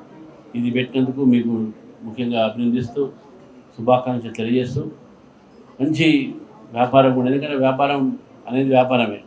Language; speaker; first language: Telugu; native; Telugu